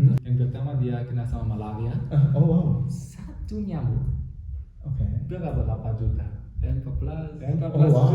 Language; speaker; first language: Indonesian; non-native, fluent; German